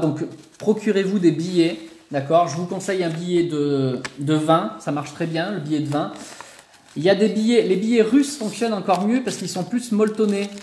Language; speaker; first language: French; native; French